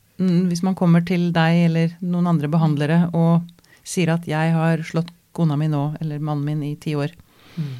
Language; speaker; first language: Norwegian; native; Norwegian